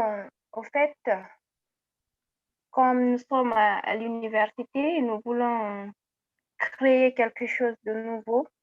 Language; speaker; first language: French; non-native, local second language; Fula